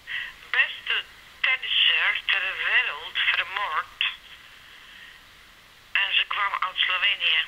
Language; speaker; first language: Dutch; non-native, learner; Serbian